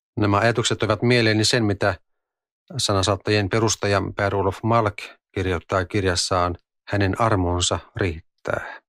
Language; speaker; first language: Finnish; native; Finnish